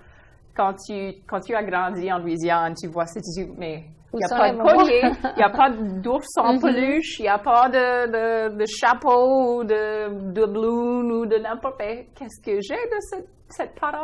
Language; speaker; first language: French; non-native, local second language; English